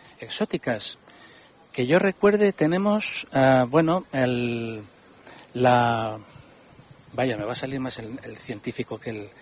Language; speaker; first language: Spanish; native; Spanish